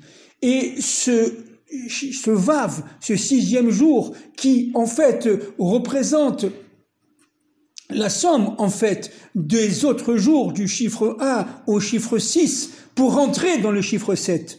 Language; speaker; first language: French; native; French